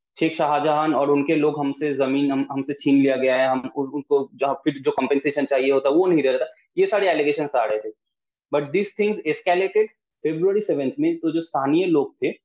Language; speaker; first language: Hindi; non-native, local second language; Bangla